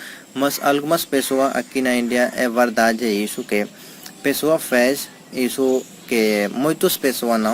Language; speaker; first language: Portuguese; non-native, learner; Hindi